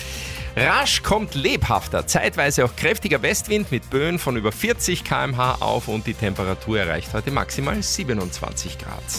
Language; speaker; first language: German; native; German